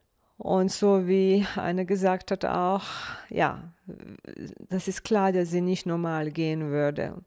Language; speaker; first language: German; non-native, fluent; Bosnian